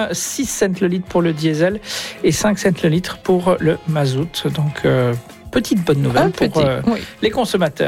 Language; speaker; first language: French; native; French